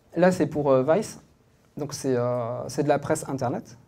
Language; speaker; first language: French; native; French